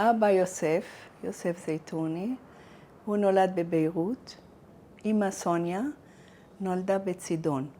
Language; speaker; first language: Hebrew; non-native, fluent; Arabic